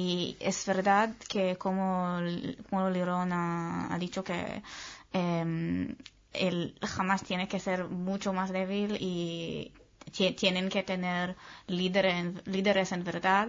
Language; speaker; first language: Spanish; non-native, fluent; Hebrew